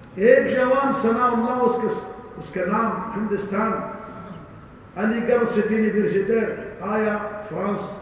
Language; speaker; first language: Urdu; non-native, learner; Arabic